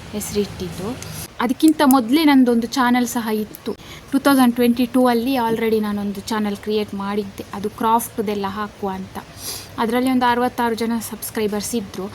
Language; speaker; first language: Kannada; non-native, local second language; Tulu